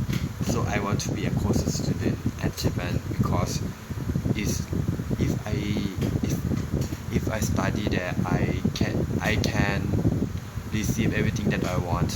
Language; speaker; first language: English; non-native, learner; Thai